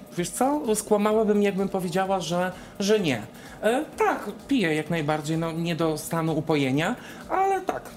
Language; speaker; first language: Polish; native; Polish